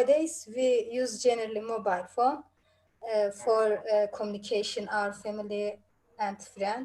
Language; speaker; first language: English; non-native, learner; Bangla